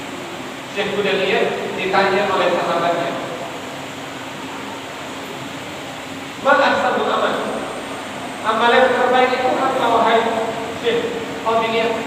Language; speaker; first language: Indonesian; native; Indonesian